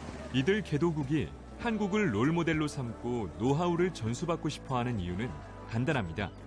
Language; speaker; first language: Korean; native; Korean